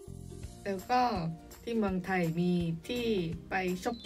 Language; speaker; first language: Thai; non-native, learner; Korean